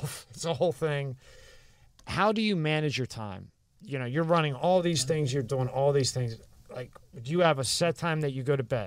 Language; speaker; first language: English; native; English